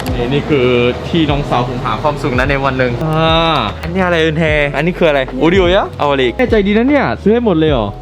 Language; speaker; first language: Thai; non-native, fluent; Korean